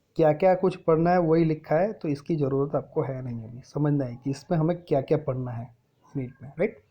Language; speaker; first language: Hindi; non-native, local second language; Gujarati